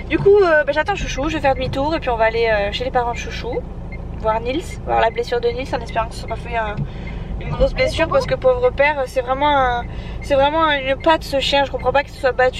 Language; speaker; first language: French; native; French